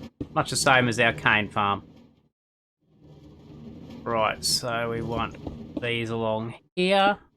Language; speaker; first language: English; native; English